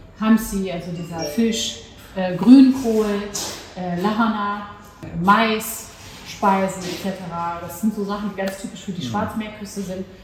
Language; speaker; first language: German; early bilingual, other home language; Turkish